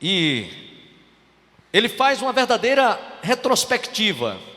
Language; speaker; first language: Portuguese; native; Portuguese